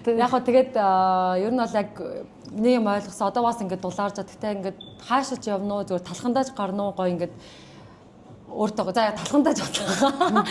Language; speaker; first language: Mongolian; early bilingual, heritage; Mongolian